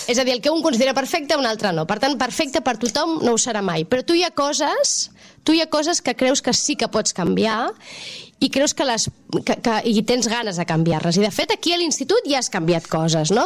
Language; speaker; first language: Catalan; native; Catalan